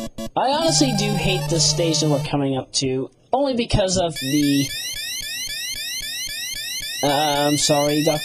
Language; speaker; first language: English; native; English